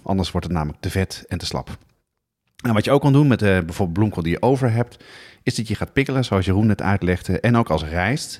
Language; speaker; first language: Dutch; native; Dutch